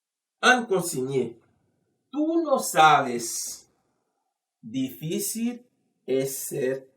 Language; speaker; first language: Spanish; non-native, fluent; Haitian Creole